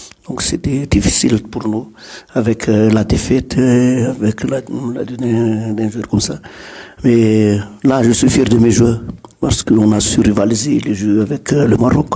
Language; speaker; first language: French; non-native, local second language; Malagasy